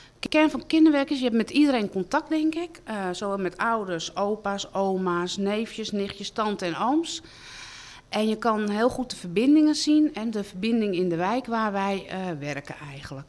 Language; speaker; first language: Dutch; native; Dutch